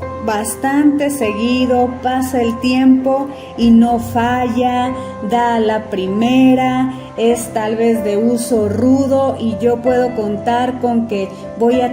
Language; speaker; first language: Spanish; native; Spanish